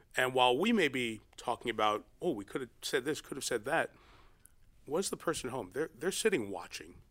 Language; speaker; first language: English; native; English